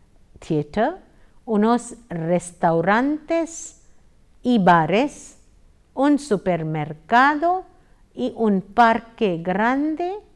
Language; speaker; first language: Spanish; non-native, fluent; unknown